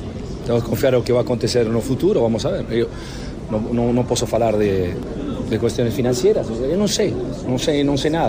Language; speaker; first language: Portuguese; non-native, fluent; Spanish